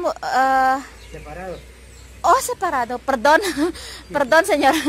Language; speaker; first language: Spanish; non-native, learner; Indonesian